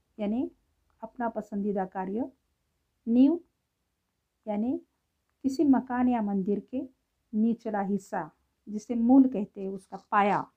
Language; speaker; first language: Hindi; non-native, local second language; Marathi